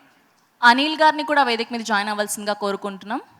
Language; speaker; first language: Telugu; native; Telugu